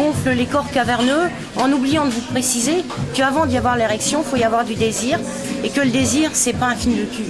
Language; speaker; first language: French; native; French